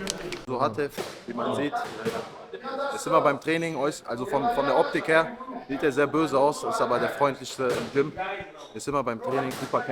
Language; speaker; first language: German; native; German